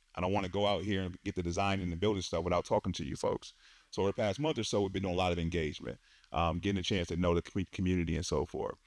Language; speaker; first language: English; native; English